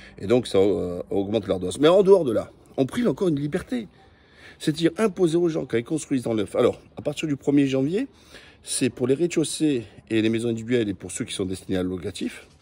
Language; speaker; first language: French; native; French